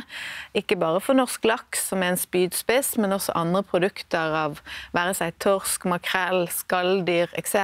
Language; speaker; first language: Norwegian; native; Norwegian